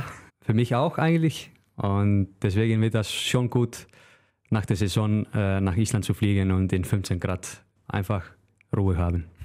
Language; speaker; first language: German; non-native, fluent; Icelandic